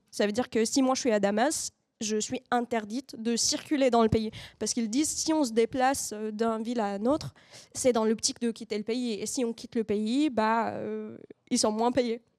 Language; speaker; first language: French; non-native, fluent; Arabic